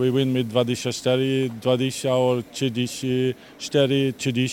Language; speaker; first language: English; non-native, learner; Swedish